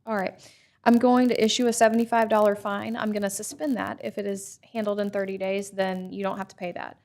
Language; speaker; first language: English; native; English